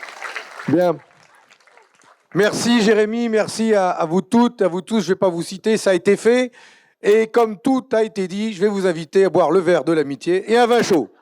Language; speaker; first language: French; native; French